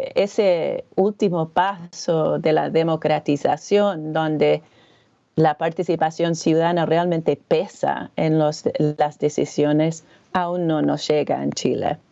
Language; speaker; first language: Spanish; non-native, fluent; English